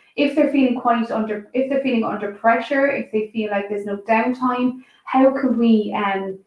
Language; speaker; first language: English; native; English